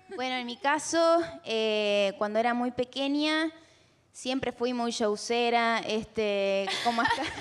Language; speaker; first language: Spanish; native; Spanish